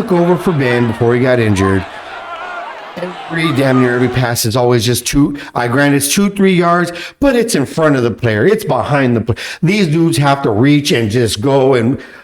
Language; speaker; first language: English; native; English